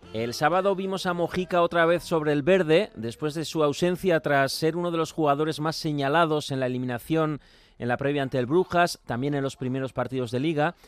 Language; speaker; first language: Spanish; native; Spanish